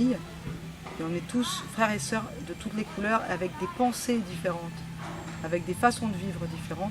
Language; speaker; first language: French; native; French